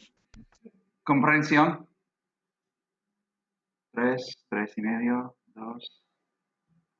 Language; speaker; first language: Spanish; non-native, fluent; English